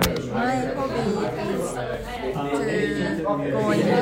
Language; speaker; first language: English; non-native, learner; Japanese